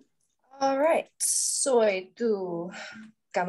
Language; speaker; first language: Spanish; non-native, learner; English